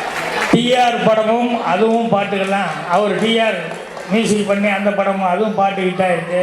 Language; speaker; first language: Tamil; native; Tamil